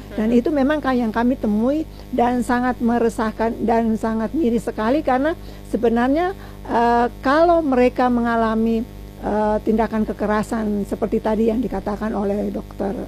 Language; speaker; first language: Indonesian; native; Indonesian